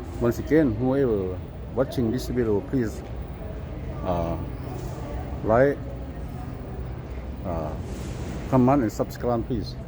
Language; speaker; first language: English; non-native, learner; Lao